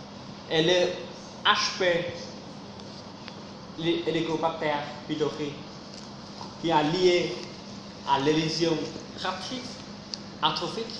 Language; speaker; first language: French; non-native, fluent; Vietnamese